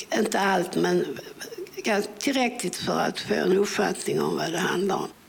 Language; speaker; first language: Swedish; early bilingual, other home language; English